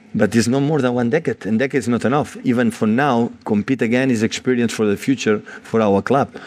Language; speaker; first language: English; non-native, fluent; Catalan